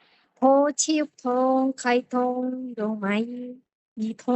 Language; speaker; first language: Cantonese; non-native, learner; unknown